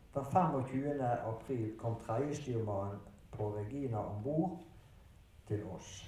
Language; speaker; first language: Norwegian; early bilingual, other home language; German